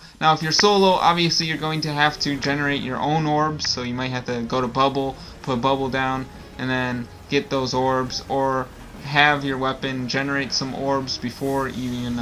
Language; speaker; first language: English; native; English